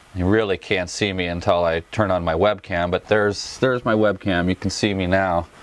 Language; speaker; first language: English; native; English